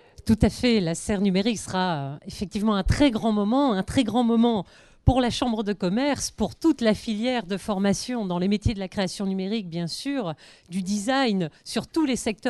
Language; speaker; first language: French; native; French